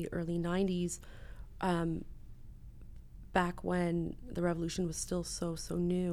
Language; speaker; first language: English; native; English